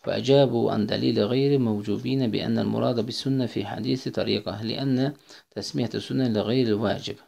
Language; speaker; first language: Arabic; non-native, fluent; Azerbaijani